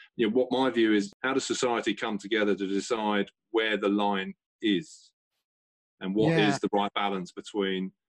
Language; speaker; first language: English; native; English